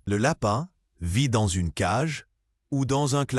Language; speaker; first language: French; non-native, learner; Arabic